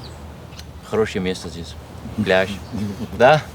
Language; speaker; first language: Russian; non-native, learner; Dutch